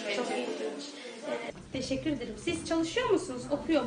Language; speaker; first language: Turkish; non-native, fluent; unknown